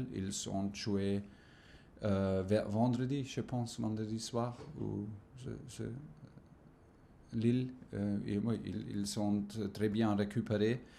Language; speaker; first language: French; non-native, learner; German